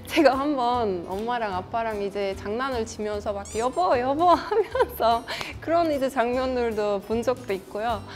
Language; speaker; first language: Korean; non-native, fluent; Turkish